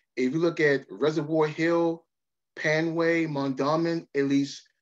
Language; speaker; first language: English; native; English